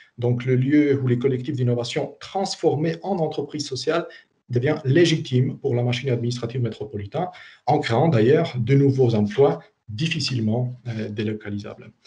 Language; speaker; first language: French; non-native, fluent; Polish